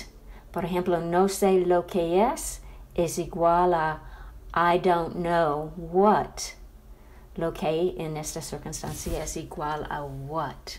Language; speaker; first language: Spanish; non-native, fluent; English